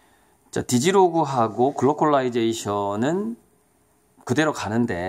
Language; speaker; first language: Korean; native; Korean